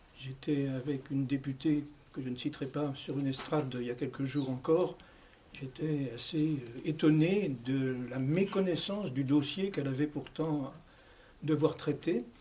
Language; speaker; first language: French; native; French